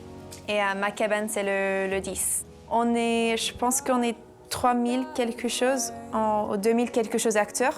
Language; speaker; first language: French; non-native, fluent; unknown